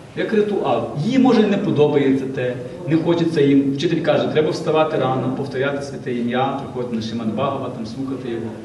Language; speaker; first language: Ukrainian; non-native, local second language; Russian